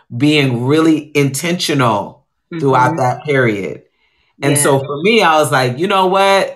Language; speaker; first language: English; native; English